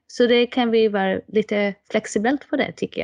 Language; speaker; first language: Swedish; non-native, fluent; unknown